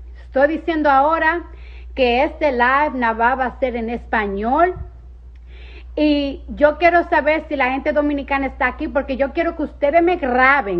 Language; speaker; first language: Spanish; early bilingual, heritage; Spanish